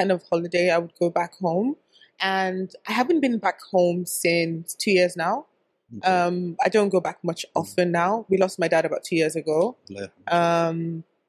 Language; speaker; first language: English; non-native, local second language; Yoruba